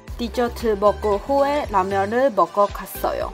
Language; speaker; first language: Korean; non-native, learner; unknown